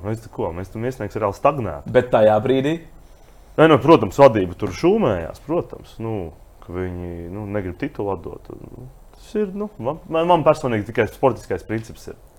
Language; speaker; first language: Latvian; native; Latvian